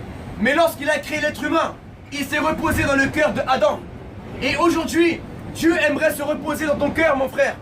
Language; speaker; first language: French; native; French